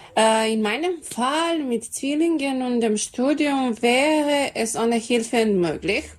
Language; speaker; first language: German; non-native, learner; Serbian